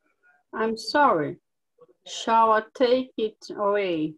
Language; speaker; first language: English; non-native, learner; Portuguese